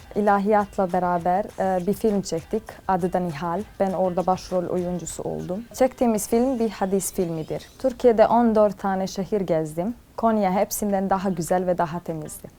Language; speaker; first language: Turkish; non-native, fluent; Serbian